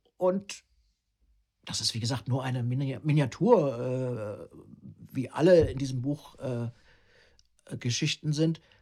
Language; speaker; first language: German; non-native, fluent; Italian